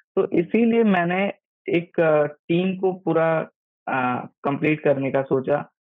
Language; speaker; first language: Hindi; native; Hindi